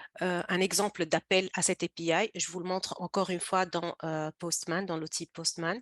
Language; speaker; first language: French; native; French